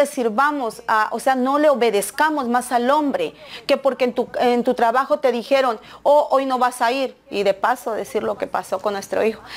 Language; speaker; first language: Spanish; native; Spanish